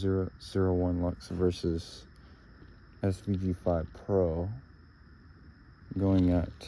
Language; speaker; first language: English; native; English